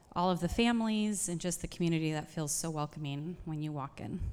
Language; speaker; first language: English; native; English